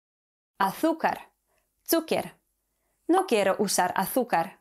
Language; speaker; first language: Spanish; non-native, fluent; Polish